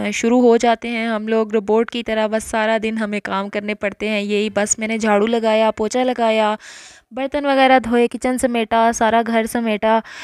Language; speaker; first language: Urdu; native; Urdu